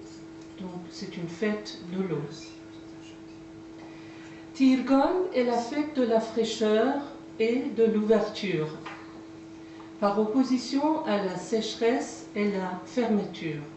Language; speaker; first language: French; non-native, fluent; Persian